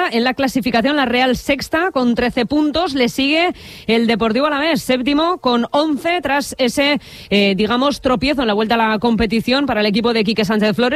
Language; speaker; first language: Spanish; native; Spanish